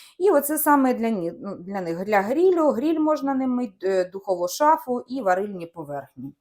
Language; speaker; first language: Ukrainian; non-native, local second language; Russian